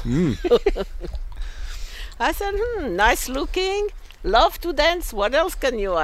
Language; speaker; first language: English; non-native, fluent; French